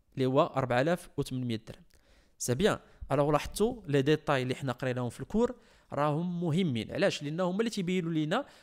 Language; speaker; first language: French; non-native, local second language; Arabic